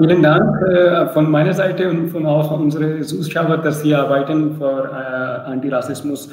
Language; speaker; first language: German; non-native, learner; Urdu